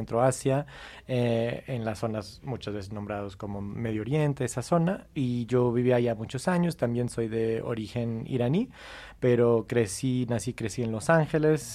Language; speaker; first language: Spanish; non-native, fluent; English